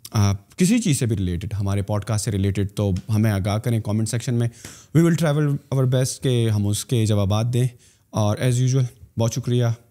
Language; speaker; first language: Urdu; native; Urdu